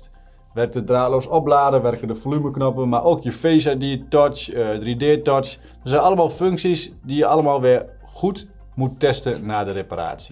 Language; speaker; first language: Dutch; native; Dutch